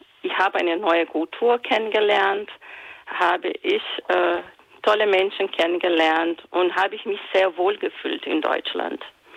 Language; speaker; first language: German; non-native, fluent; Portuguese